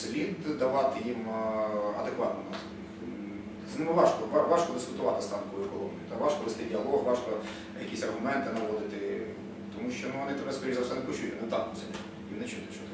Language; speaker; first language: Ukrainian; native; Ukrainian